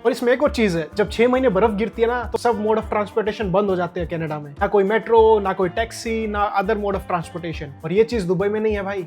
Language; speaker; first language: Hindi; native; Hindi